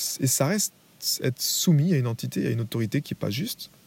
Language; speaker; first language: French; native; French